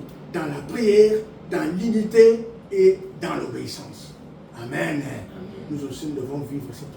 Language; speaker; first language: French; non-native, local second language; Lingala